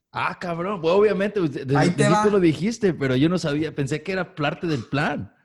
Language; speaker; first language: Spanish; native; Spanish